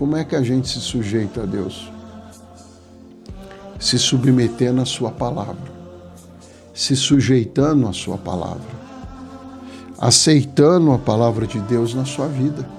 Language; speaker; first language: Portuguese; native; Portuguese